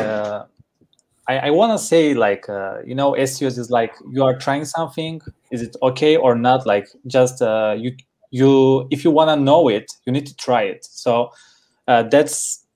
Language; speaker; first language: English; non-native, learner; Turkish